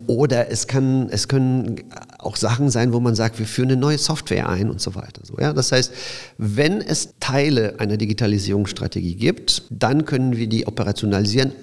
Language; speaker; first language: German; early bilingual, other home language; Polish